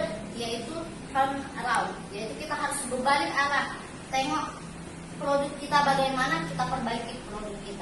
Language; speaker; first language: Indonesian; native; Indonesian